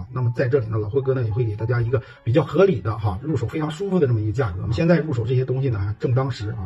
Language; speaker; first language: Chinese; native; Chinese